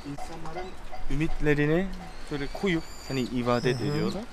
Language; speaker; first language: Turkish; non-native, fluent; Korean